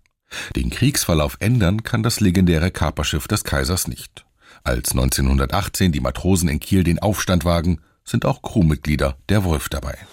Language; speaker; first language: German; native; German